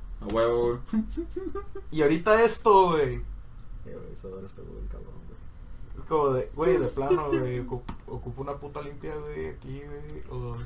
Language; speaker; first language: Spanish; native; Spanish